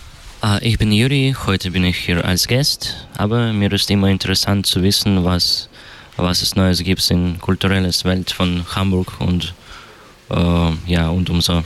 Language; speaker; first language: German; non-native, learner; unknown